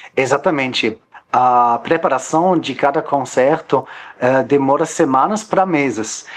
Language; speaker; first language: Portuguese; non-native, fluent; German